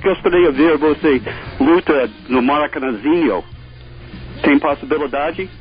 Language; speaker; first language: Portuguese; non-native, learner; English